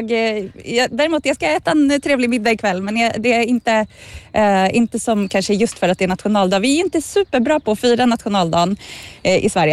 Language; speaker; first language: Swedish; native; Swedish